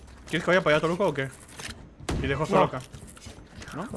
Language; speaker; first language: Spanish; native; Spanish